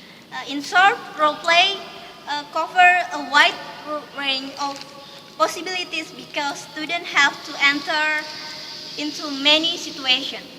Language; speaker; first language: English; non-native, learner; Indonesian